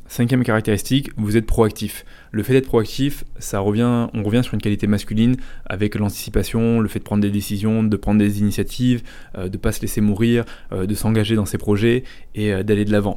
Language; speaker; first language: French; native; French